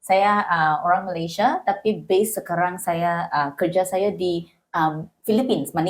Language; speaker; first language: Indonesian; non-native, learner; Malay